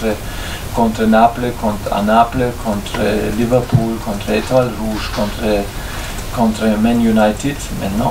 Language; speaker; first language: French; non-native, fluent; German